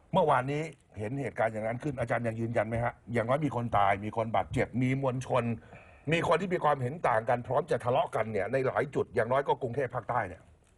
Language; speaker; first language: Thai; native; Thai